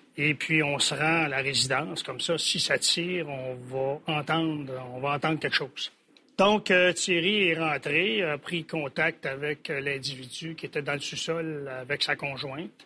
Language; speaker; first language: French; native; French